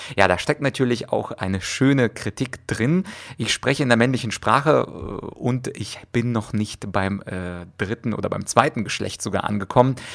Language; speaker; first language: German; early bilingual, other home language; Russian